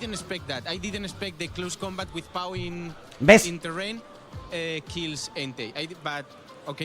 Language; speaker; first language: English; non-native, learner; Spanish